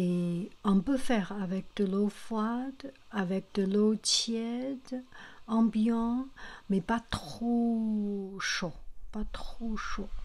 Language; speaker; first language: French; non-native, learner; Chinese